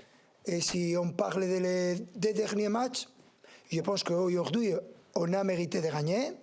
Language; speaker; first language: French; non-native, learner; Spanish